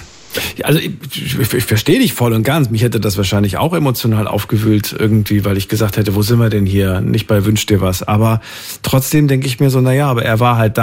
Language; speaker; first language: German; native; German